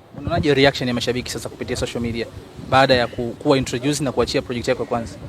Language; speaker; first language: Swahili; native; Swahili